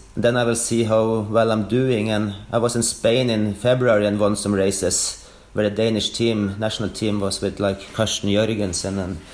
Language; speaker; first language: English; non-native, fluent; Norwegian